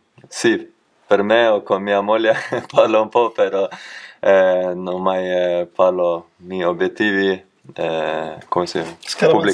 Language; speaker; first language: Italian; non-native, learner; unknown